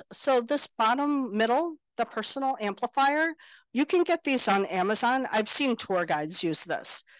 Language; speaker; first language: English; native; English